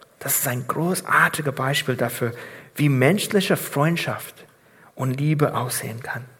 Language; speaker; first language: German; non-native, fluent; English